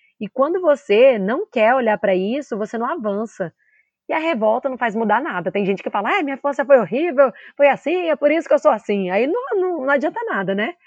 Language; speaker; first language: Portuguese; native; Portuguese